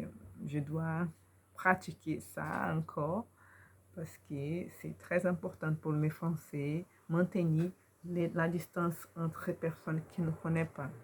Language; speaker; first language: French; non-native, learner; Portuguese